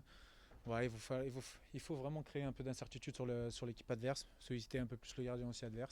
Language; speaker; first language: French; native; French